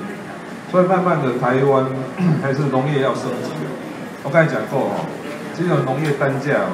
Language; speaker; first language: Chinese; native; Chinese